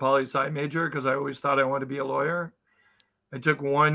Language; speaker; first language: English; native; English